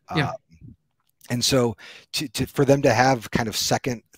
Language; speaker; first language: English; native; English